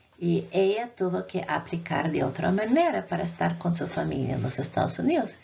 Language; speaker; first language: Spanish; non-native, fluent; English